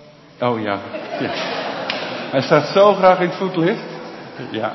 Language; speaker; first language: Dutch; native; Dutch